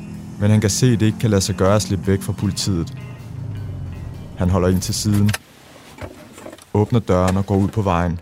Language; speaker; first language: Danish; native; Danish